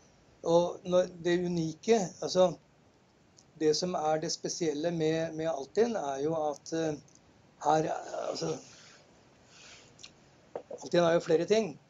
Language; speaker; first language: Norwegian; native; Norwegian